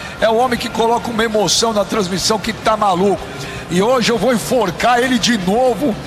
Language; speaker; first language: Portuguese; native; Portuguese